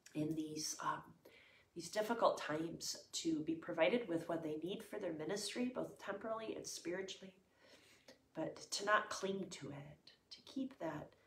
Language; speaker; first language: English; native; English